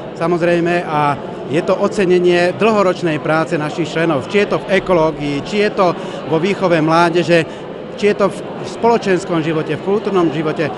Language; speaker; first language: Slovak; native; Slovak